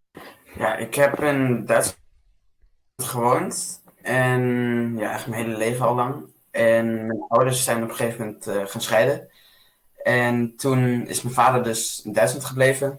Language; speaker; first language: Dutch; early bilingual, other home language; German